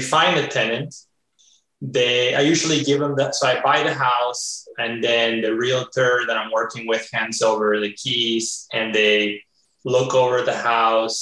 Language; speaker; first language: English; early bilingual, other home language; Spanish